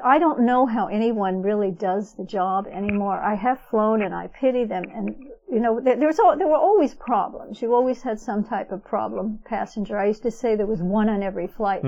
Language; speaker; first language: English; native; English